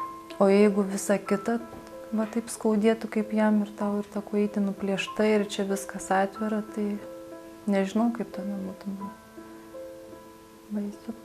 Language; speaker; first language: Lithuanian; native; Lithuanian